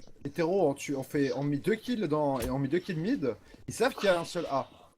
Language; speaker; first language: French; native; French